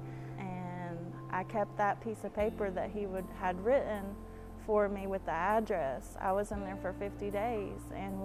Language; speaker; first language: English; native; English